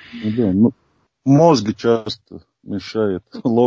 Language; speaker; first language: Russian; non-native, fluent; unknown